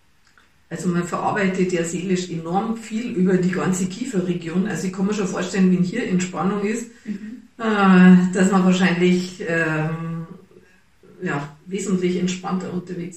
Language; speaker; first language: German; native; German